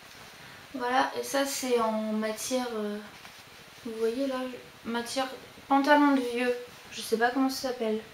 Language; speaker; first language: French; native; French